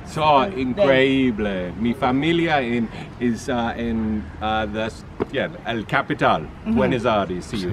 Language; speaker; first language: Spanish; non-native, learner; English